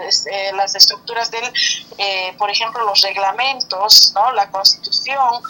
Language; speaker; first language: Spanish; native; Spanish